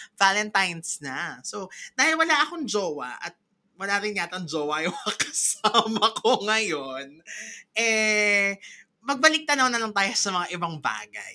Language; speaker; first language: Filipino; native; Filipino